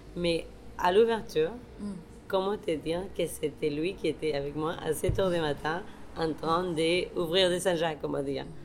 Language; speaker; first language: French; non-native, fluent; Spanish